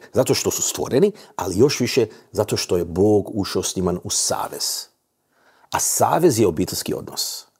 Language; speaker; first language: Croatian; early bilingual, heritage; Croatian